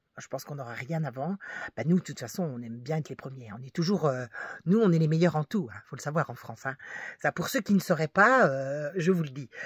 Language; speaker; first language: French; native; French